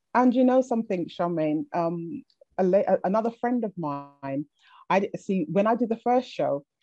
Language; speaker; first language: English; native; English